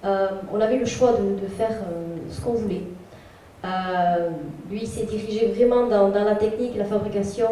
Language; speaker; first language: French; native; French